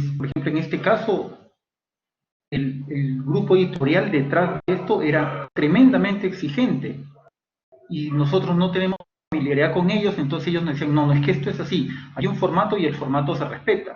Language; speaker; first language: Spanish; native; Spanish